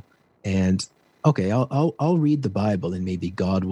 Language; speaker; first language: English; native; English